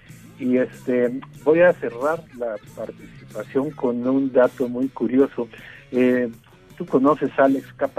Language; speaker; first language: Spanish; native; Spanish